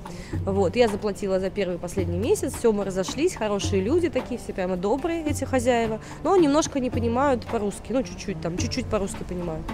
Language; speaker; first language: Russian; native; Russian